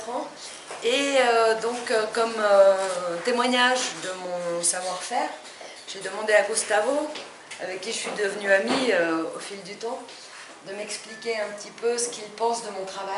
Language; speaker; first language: French; non-native, fluent; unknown